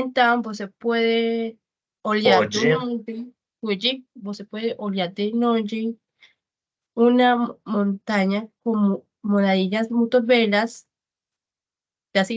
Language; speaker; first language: Portuguese; non-native, learner; Spanish